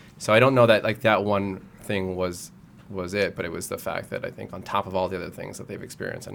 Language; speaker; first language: English; native; English